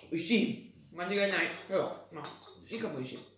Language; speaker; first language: Japanese; non-native, learner; Italian